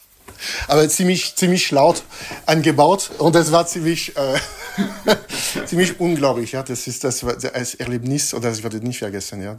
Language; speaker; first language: German; non-native, fluent; French